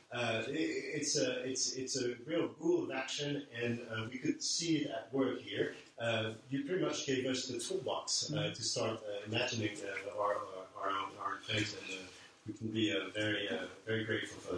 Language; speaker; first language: English; non-native, fluent; French